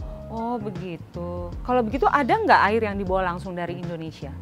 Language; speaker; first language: Indonesian; native; Indonesian